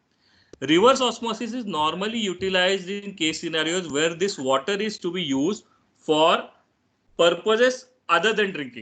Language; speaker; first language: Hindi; non-native, local second language; Marathi